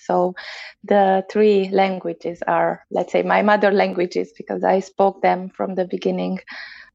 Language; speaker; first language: English; non-native, fluent; Romanian